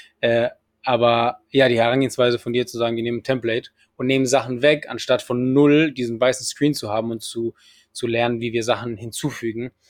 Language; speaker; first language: German; non-native, fluent; Spanish